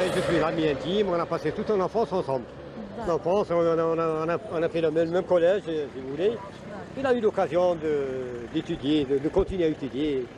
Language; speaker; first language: French; non-native, local second language; Arabic